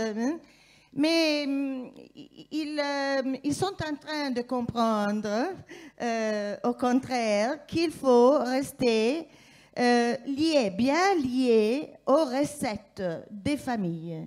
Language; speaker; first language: French; non-native, fluent; Italian